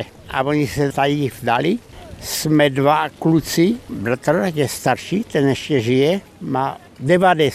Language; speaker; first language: Czech; early bilingual, heritage; Czech